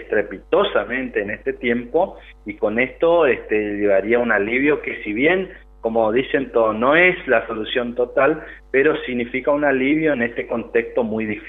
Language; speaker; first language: Spanish; native; Spanish